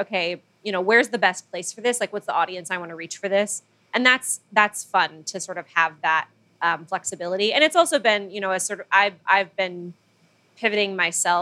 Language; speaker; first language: English; non-native, local second language; Filipino